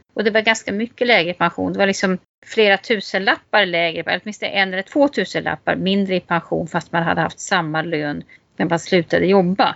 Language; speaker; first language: Swedish; native; Swedish